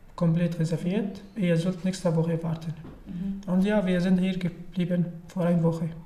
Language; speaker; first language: German; non-native, fluent; Arabic